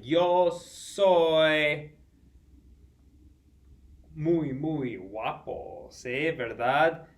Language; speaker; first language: Spanish; non-native, fluent; English